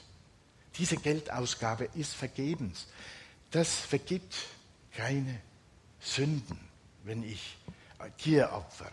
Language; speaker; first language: German; non-native, fluent; Finnish